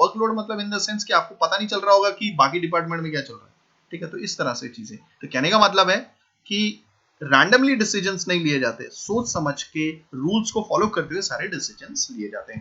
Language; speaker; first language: Hindi; native; Hindi